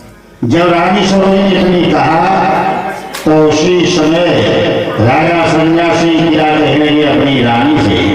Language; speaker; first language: Hindi; native; Hindi